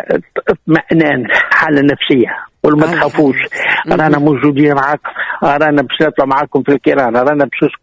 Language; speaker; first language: Arabic; native; Arabic